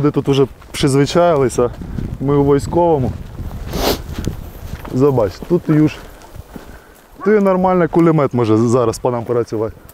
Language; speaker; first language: Polish; non-native, learner; Ukrainian